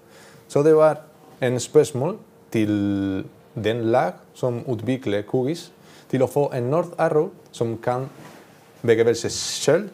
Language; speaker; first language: Norwegian; non-native, learner; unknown